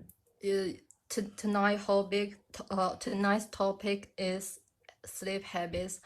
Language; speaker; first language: English; non-native, learner; Chinese